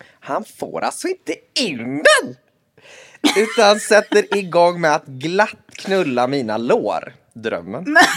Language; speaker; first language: Swedish; native; Swedish